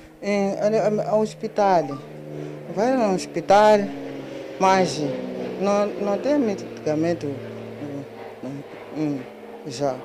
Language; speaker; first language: Portuguese; non-native, learner; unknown